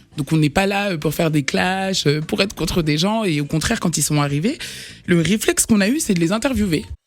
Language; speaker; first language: French; native; French